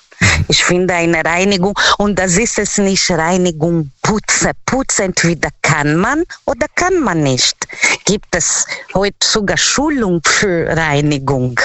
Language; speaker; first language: German; non-native, learner; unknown